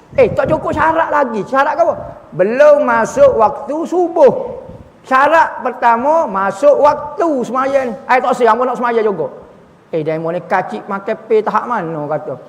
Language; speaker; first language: Malay; native; Malay